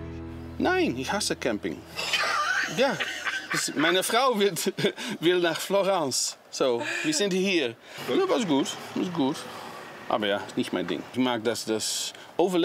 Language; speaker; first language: German; non-native, learner; Dutch